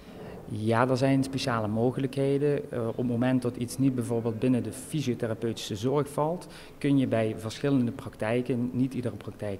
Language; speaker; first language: Dutch; native; Dutch